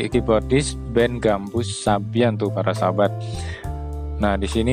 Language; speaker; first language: Indonesian; native; Indonesian